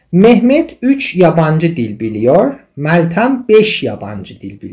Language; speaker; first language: Turkish; non-native, fluent; Persian